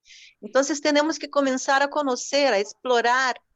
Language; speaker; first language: Spanish; non-native, fluent; Portuguese